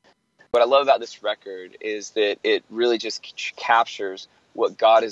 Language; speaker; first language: English; native; English